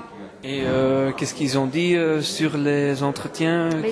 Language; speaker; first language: French; non-native, fluent; Dutch